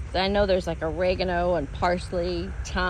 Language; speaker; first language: English; native; English